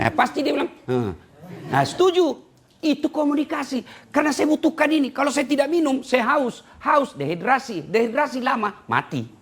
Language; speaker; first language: Indonesian; non-native, local second language; Buginese